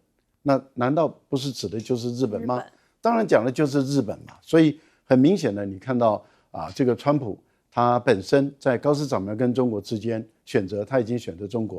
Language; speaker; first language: Chinese; native; Chinese